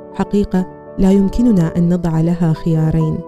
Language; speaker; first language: Arabic; early bilingual, other home language; German